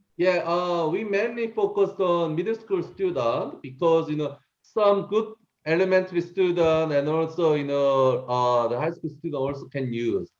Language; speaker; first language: English; non-native, learner; Korean